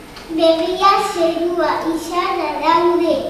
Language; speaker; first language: Basque; non-native, local second language; Spanish